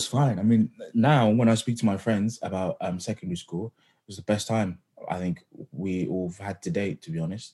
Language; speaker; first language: English; native; English